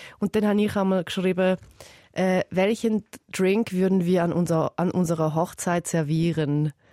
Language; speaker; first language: German; early bilingual, other home language; Serbian